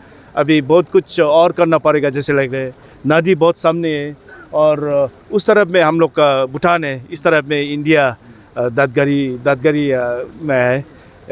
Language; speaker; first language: Hindi; non-native, fluent; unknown